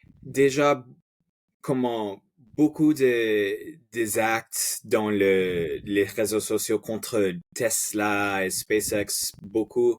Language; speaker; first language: French; non-native, fluent; Spanish